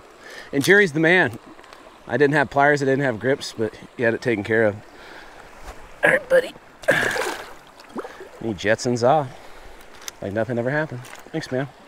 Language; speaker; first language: English; native; English